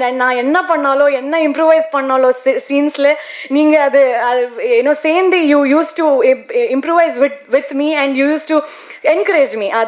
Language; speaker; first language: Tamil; non-native, learner; Kannada